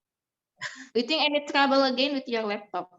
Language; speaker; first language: English; non-native, learner; Indonesian